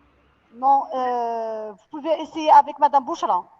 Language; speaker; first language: French; non-native, local second language; Arabic